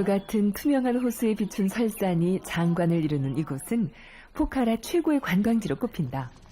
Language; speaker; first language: Korean; native; Korean